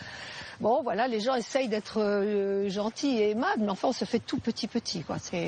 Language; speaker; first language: French; native; French